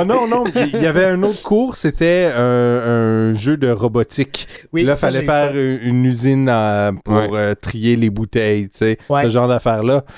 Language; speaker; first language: French; native; French